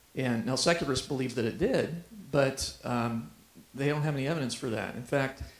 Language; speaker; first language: English; native; English